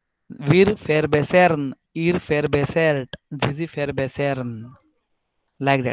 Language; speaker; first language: German; non-native, fluent; Hindi